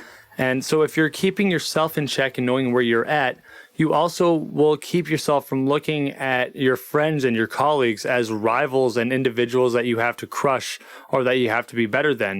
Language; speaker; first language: English; native; English